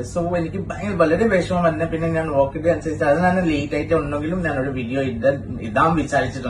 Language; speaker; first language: Malayalam; non-native, fluent; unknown